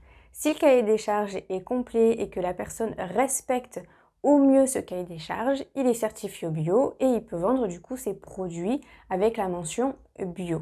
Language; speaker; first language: French; native; French